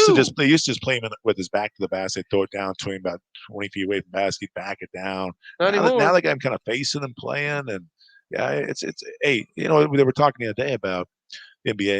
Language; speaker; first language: English; native; English